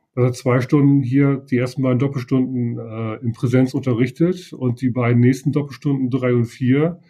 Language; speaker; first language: German; native; German